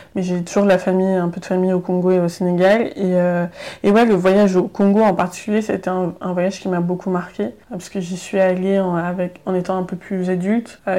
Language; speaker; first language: French; native; French